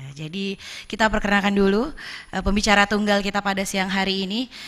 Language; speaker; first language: Indonesian; native; Indonesian